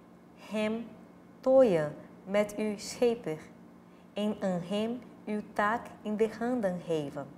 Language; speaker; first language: Dutch; non-native, fluent; Portuguese